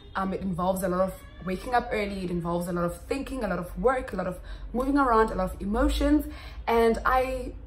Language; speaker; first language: English; non-native, local second language; Xhosa